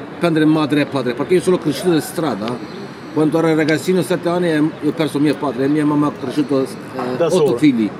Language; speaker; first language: Italian; non-native, learner; Turkish